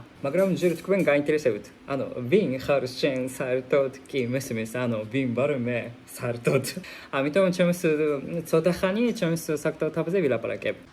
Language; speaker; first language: Georgian; non-native, fluent; Japanese